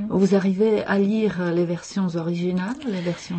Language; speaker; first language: French; non-native, fluent; Czech